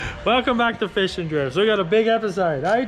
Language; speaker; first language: English; native; English